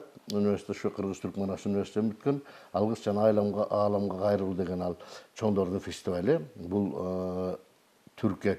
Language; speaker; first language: Kyrgyz; native; Kyrgyz